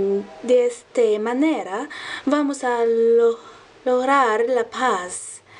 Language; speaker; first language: Spanish; non-native, learner; Arabic